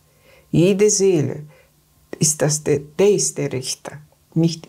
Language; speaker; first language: German; non-native, learner; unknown